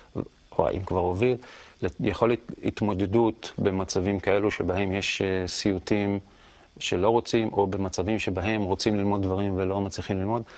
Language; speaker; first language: Hebrew; native; Hebrew